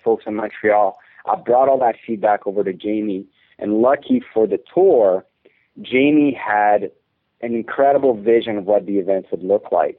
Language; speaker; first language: English; non-native, fluent; French